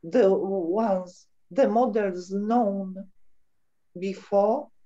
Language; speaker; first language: English; non-native, fluent; Polish